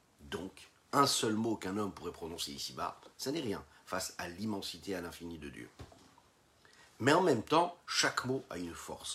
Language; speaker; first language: French; native; French